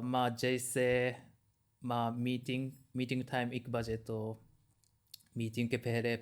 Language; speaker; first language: Hindi; non-native, learner; Japanese